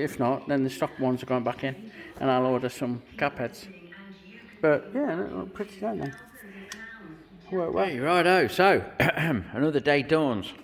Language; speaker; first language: English; native; English